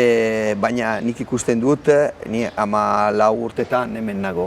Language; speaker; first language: Basque; non-native, learner; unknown